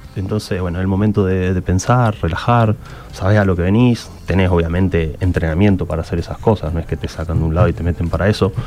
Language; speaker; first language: Spanish; native; Spanish